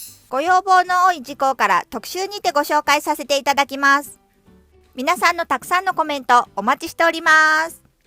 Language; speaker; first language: Japanese; non-native, fluent; Korean